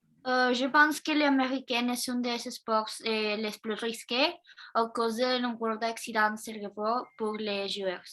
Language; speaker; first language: French; non-native, learner; Spanish